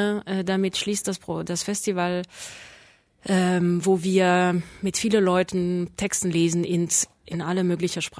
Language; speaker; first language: German; non-native, fluent; French